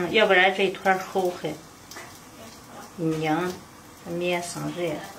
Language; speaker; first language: Chinese; native; Chinese